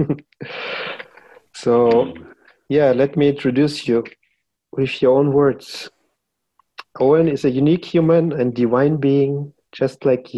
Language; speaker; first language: English; non-native, fluent; German